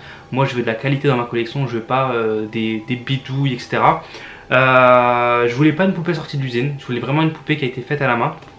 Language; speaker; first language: French; native; French